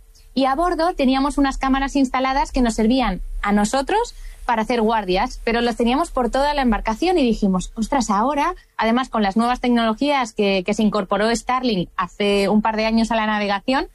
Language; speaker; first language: Spanish; native; Spanish